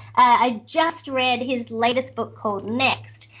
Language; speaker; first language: English; native; English